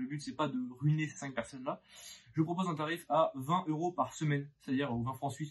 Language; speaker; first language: French; native; French